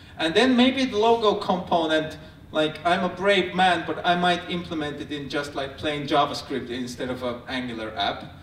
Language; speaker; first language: English; non-native, fluent; Finnish